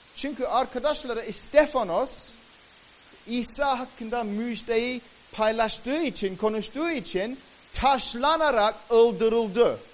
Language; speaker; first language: Turkish; native; Turkish